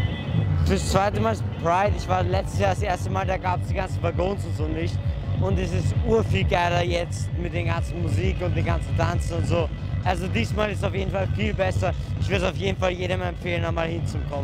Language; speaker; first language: German; native; German